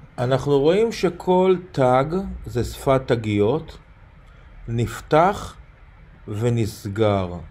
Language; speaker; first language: Hebrew; native; Hebrew